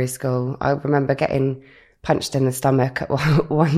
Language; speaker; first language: English; native; English